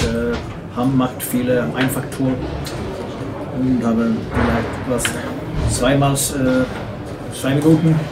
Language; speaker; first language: German; non-native, learner; Swedish